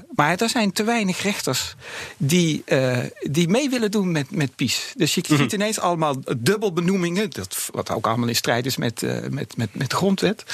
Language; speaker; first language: Dutch; native; Dutch